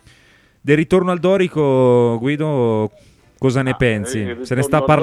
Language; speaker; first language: Italian; native; Italian